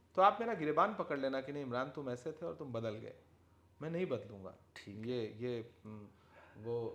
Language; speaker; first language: Hindi; native; Hindi